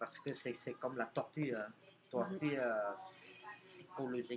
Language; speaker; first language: French; non-native, fluent; Khmer